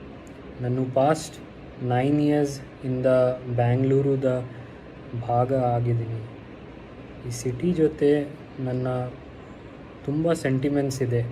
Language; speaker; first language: Kannada; non-native, local second language; Hindi